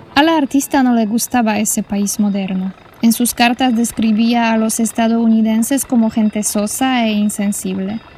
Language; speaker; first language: Spanish; non-native, fluent; Polish